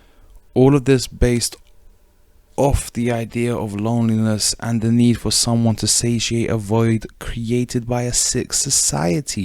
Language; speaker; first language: English; native; English